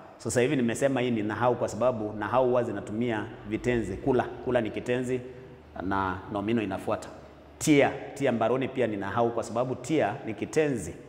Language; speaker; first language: Swahili; non-native, local second language; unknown